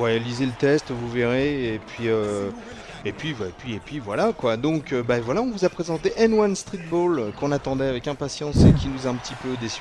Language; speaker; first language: French; native; French